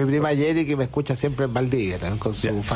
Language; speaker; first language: Spanish; native; Spanish